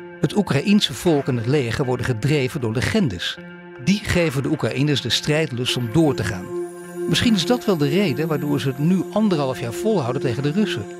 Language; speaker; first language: Dutch; native; Dutch